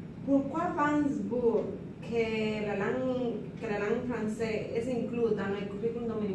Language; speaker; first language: French; non-native, learner; Spanish